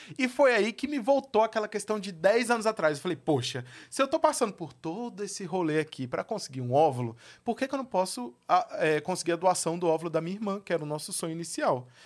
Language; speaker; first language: Portuguese; native; Portuguese